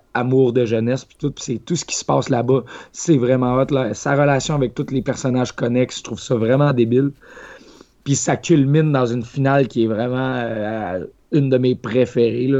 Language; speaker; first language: French; native; French